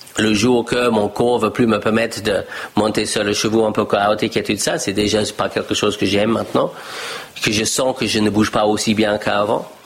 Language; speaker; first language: French; non-native, fluent; English